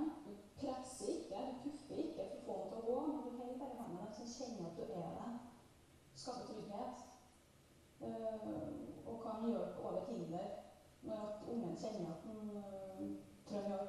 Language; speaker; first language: Norwegian; native; Norwegian